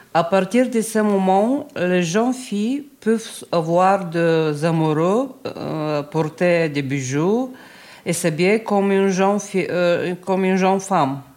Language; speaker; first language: French; non-native, learner; Bulgarian